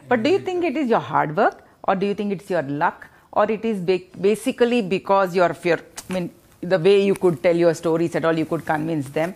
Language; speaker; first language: English; non-native, local second language; Telugu